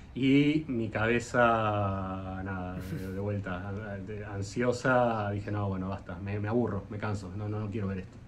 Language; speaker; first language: Spanish; native; Spanish